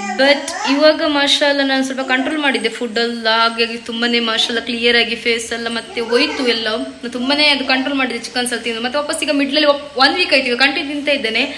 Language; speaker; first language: Kannada; non-native, local second language; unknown